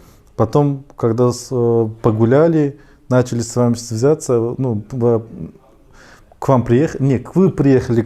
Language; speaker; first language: Russian; non-native, fluent; Tajik